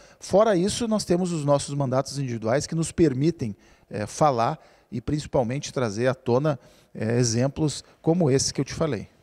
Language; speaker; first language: Portuguese; native; Portuguese